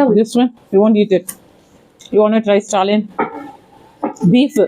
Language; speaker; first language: English; non-native, local second language; Tamil